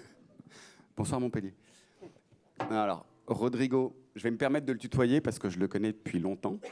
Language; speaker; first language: French; native; French